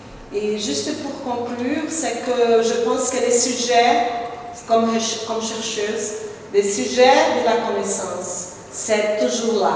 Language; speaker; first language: French; non-native, fluent; Portuguese